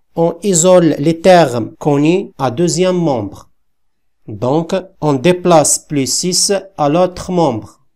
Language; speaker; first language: French; non-native, local second language; Arabic